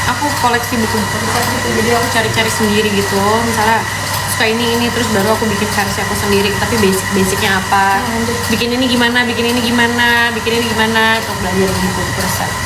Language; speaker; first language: Indonesian; native; Indonesian